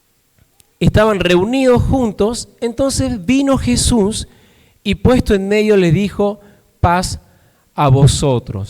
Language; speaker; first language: Spanish; native; Spanish